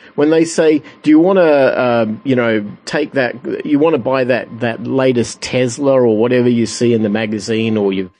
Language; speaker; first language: English; native; English